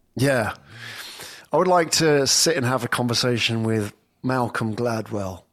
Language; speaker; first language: English; native; English